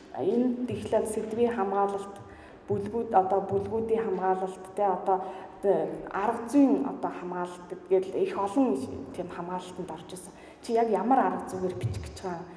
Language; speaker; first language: Mongolian; native; Mongolian